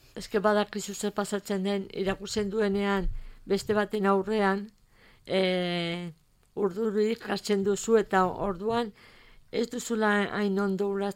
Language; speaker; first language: Basque; non-native, learner; Spanish